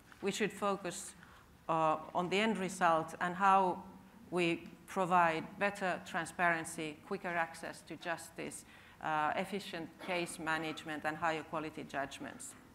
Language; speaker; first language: English; non-native, fluent; Finnish